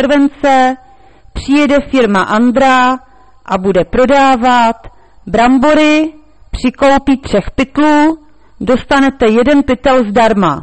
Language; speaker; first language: Czech; native; Czech